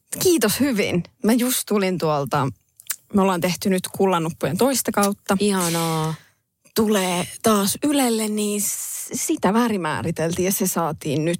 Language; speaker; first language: Finnish; native; Finnish